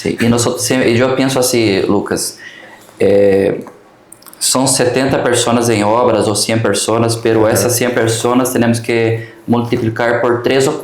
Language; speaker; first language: Portuguese; early bilingual, heritage; Portuguese